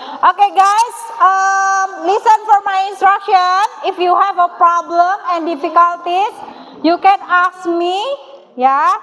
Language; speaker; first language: English; non-native, learner; Indonesian